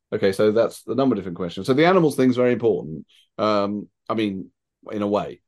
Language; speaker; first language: English; native; English